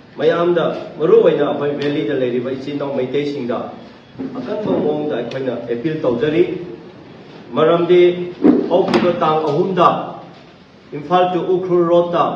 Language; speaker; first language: Manipuri; non-native, local second language; Tangkhul Naga (India)